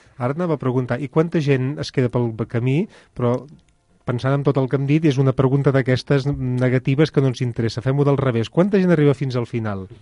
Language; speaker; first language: Catalan; native; Catalan